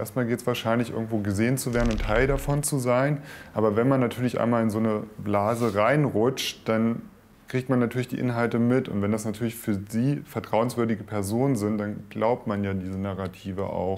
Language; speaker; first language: German; native; German